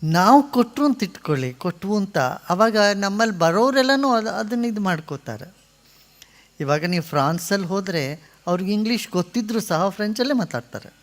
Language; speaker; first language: Kannada; non-native, local second language; Tamil